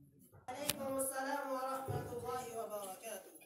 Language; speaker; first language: Arabic; non-native, learner; Urdu